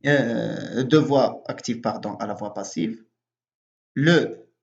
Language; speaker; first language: French; non-native, local second language; Arabic